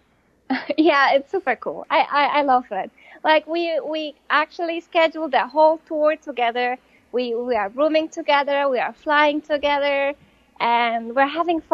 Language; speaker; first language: English; non-native, fluent; Polish